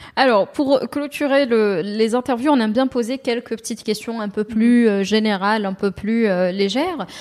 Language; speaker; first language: French; non-native, local second language; Arabic